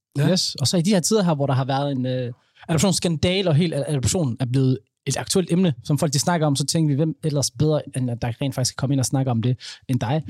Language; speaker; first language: Danish; early bilingual, other home language; Somali